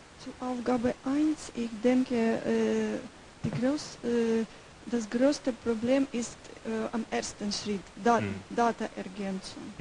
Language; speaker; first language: German; non-native, learner; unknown